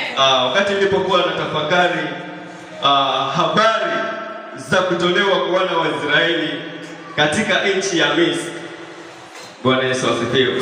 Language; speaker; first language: Swahili; non-native, local second language; Kamba